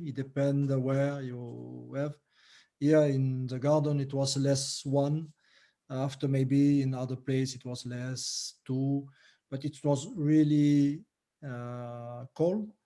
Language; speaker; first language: English; non-native, learner; French